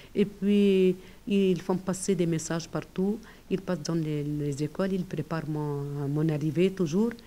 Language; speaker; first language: French; non-native, fluent; Arabic